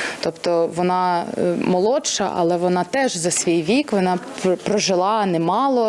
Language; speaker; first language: Ukrainian; native; Ukrainian